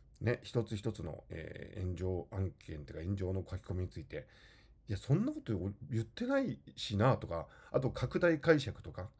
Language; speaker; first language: Japanese; native; Japanese